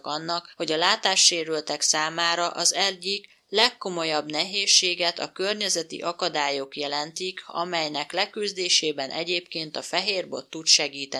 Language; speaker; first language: Hungarian; native; Hungarian